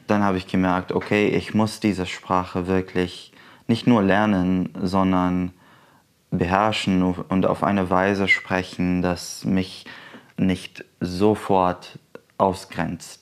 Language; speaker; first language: German; non-native, fluent; Arabic